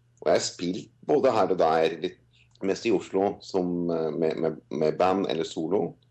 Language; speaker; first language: Norwegian; non-native, fluent; English